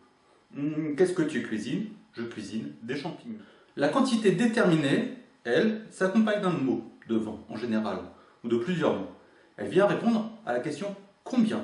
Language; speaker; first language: French; native; French